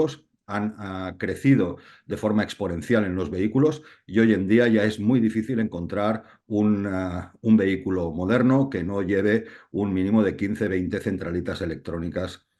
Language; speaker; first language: Spanish; native; Spanish